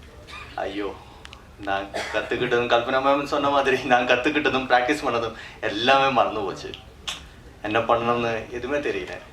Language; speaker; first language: Tamil; non-native, learner; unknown